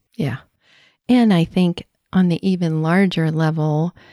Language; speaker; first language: English; native; English